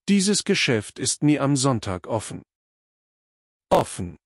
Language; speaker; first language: German; non-native, learner; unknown